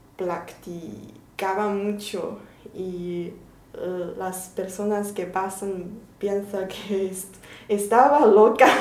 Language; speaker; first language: Spanish; non-native, learner; Chinese